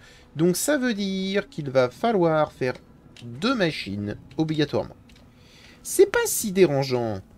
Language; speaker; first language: French; native; French